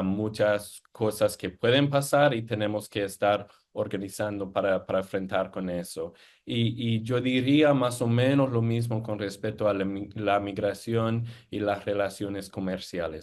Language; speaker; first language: Spanish; non-native, fluent; English